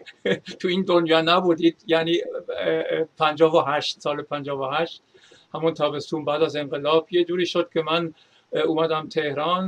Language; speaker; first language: Persian; non-native, fluent; German